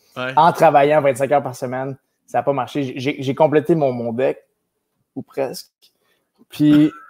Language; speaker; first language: French; native; French